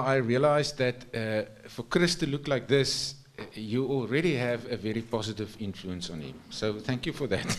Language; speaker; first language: English; non-native, local second language; Afrikaans